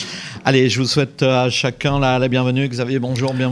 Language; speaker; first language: French; native; French